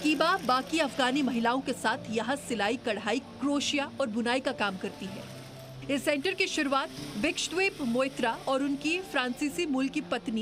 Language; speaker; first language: Hindi; native; Hindi